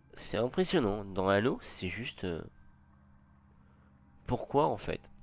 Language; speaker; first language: French; native; French